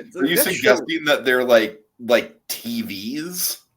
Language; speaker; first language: English; native; English